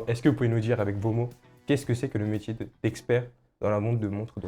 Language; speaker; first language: French; native; French